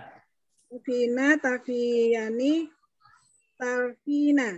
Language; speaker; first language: Arabic; non-native, learner; Indonesian